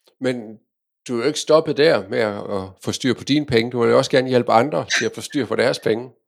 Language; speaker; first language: Danish; native; Danish